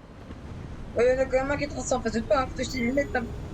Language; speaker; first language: French; native; French